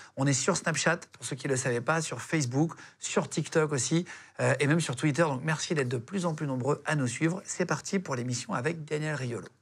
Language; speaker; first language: French; native; French